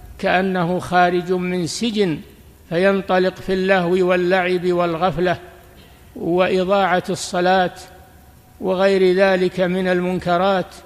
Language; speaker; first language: Arabic; native; Arabic